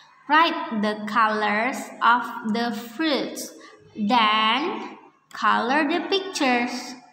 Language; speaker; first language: English; non-native, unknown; Indonesian